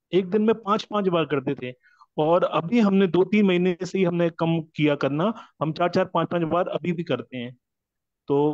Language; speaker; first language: Hindi; non-native, local second language; Marathi